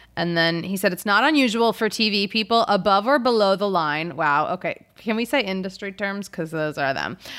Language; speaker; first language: English; native; English